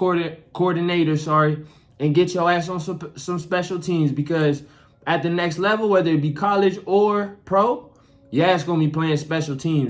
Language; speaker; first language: English; native; English